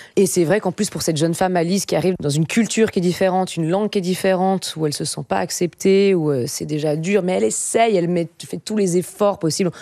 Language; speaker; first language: French; native; French